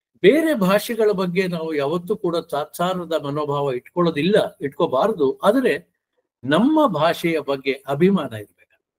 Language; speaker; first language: Kannada; non-native, local second language; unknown